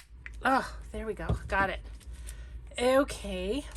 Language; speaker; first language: English; native; English